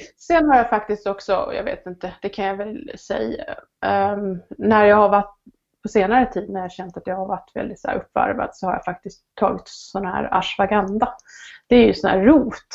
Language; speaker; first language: Swedish; native; Swedish